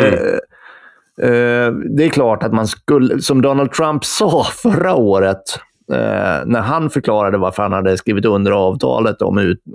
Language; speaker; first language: Swedish; native; Swedish